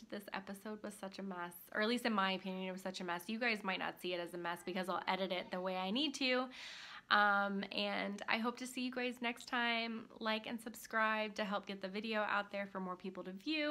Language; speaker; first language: English; native; English